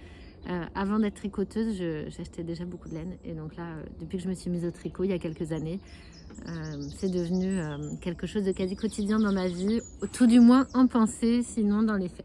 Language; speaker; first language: French; native; French